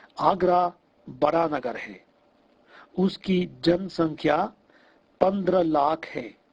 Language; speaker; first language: Hindi; non-native, fluent; Russian